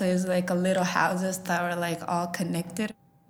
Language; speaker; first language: English; early bilingual, other home language; Somali